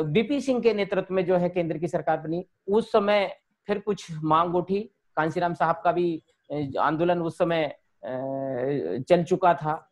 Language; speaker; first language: Hindi; native; Hindi